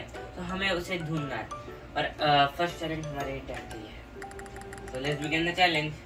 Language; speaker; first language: Hindi; native; Hindi